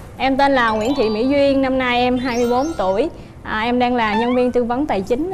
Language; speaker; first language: Vietnamese; native; Vietnamese